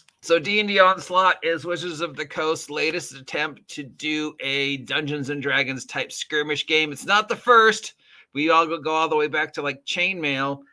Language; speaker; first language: English; native; English